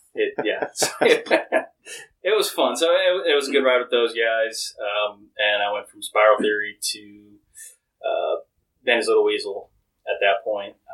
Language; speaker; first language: English; native; English